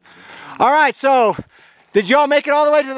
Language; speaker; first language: English; native; English